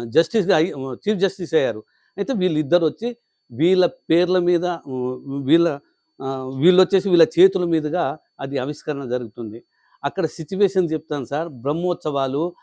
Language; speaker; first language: Telugu; non-native, local second language; Lambadi